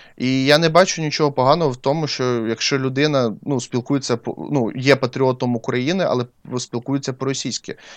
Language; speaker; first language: Ukrainian; non-native, local second language; Russian